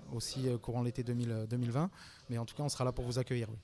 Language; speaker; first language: French; native; French